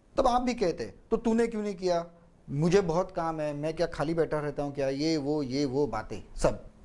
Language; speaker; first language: Hindi; native; Hindi